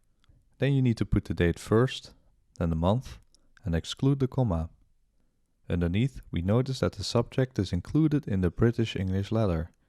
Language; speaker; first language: English; non-native, fluent; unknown